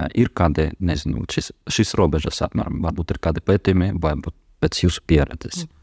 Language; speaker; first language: Latvian; non-native, local second language; Russian